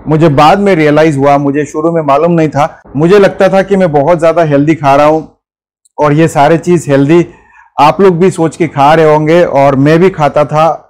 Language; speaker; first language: Hindi; non-native, local second language; Bangla